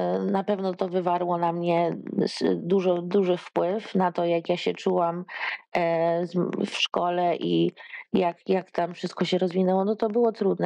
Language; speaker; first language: Polish; early bilingual, heritage; Polish